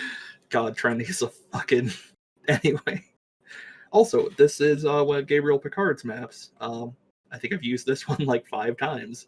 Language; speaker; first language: English; native; English